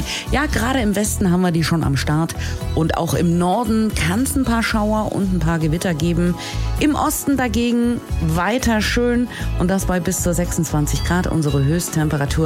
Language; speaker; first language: German; native; German